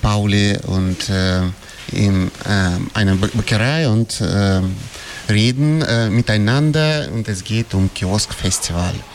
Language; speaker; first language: German; non-native, fluent; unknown